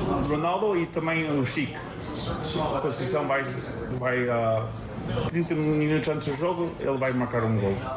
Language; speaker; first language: Portuguese; early bilingual, heritage; English